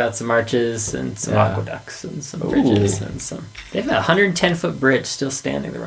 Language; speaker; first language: English; native; English